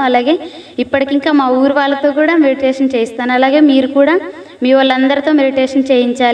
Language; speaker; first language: Telugu; native; Telugu